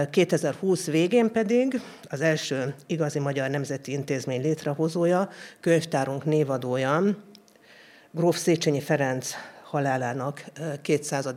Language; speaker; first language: Hungarian; native; Hungarian